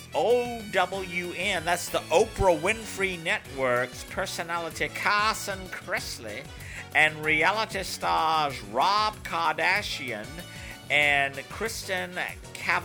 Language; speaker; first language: English; native; English